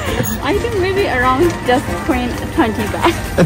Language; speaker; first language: English; non-native, learner; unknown